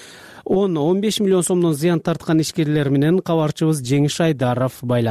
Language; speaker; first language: Kyrgyz; native; Kyrgyz